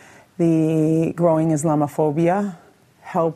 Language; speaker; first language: English; native; English